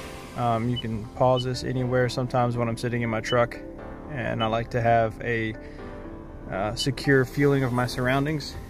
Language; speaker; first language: English; native; English